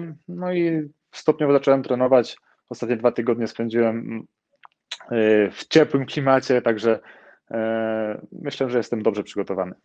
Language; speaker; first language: Polish; native; Polish